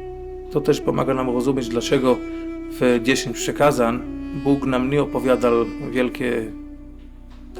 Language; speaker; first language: Polish; non-native, fluent; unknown